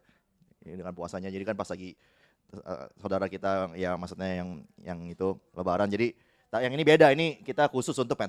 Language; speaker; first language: Indonesian; native; Indonesian